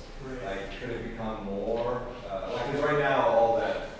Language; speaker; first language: English; native; English